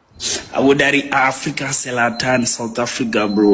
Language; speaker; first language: Indonesian; non-native, fluent; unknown